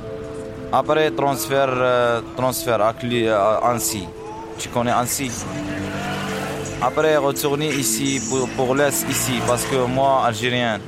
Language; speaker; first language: French; non-native, learner; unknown